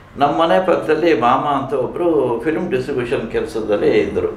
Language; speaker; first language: Kannada; native; Kannada